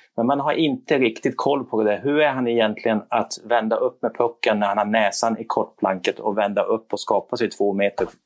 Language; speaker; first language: Swedish; native; Swedish